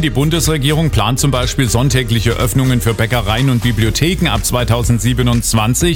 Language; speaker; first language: German; native; German